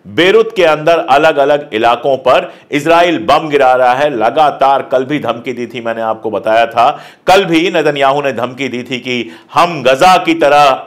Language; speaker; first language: Hindi; native; Hindi